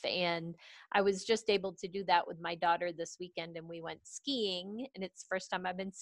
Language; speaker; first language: English; native; English